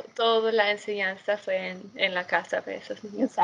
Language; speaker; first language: Spanish; non-native, fluent; English